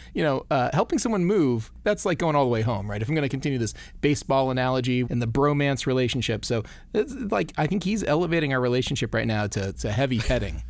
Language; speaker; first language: English; native; English